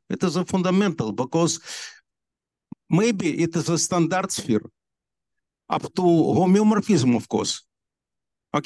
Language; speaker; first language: English; non-native, learner; Russian